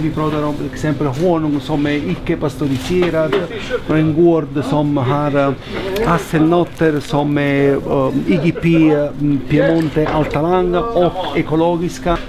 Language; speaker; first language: Swedish; non-native, fluent; Italian